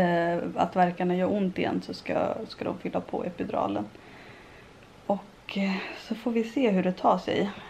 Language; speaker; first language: Swedish; native; Swedish